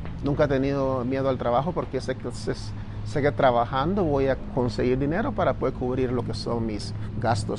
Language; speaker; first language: Spanish; native; Spanish